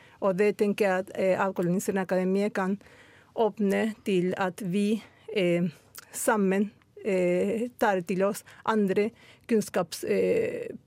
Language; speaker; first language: Norwegian; non-native, fluent; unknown